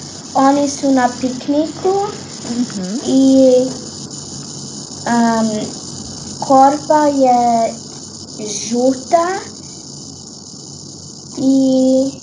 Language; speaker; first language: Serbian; early bilingual, heritage; Serbian